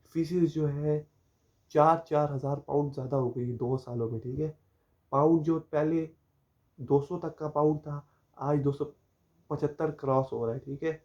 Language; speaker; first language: Urdu; non-native, local second language; Punjabi